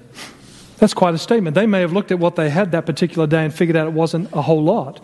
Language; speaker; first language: English; native; English